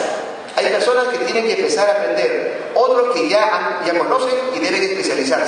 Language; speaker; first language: Spanish; native; Spanish